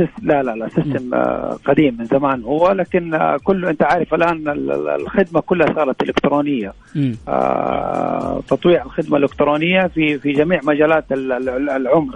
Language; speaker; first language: Arabic; native; Arabic